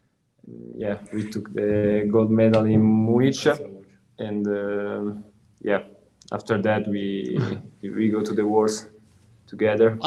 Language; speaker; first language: English; non-native, learner; Italian